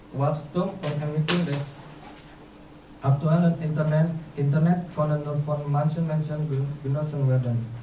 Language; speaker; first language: German; non-native, learner; Indonesian